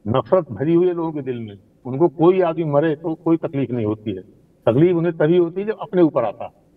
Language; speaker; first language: Hindi; native; Hindi